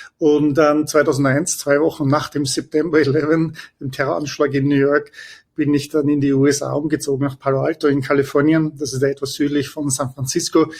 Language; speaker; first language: German; native; German